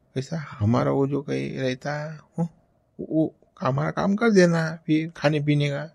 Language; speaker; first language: Hindi; non-native, local second language; Marathi